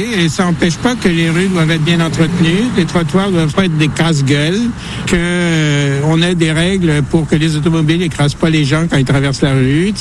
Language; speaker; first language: French; native; French